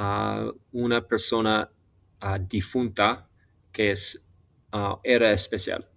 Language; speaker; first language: Spanish; non-native, fluent; English